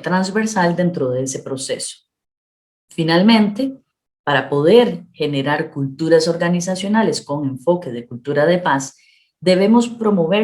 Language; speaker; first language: Spanish; native; Spanish